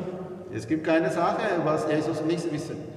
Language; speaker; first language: German; non-native, learner; Malayalam